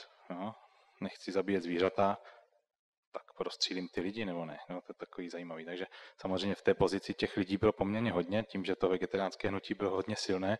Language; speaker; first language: Czech; native; Czech